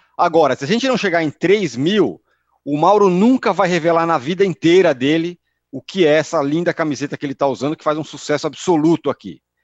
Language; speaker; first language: Portuguese; native; Portuguese